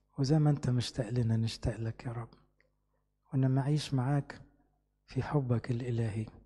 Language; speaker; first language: Arabic; native; Arabic